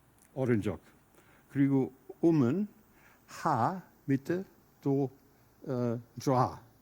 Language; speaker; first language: Korean; non-native, fluent; German